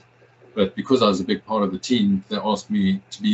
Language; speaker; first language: English; native; English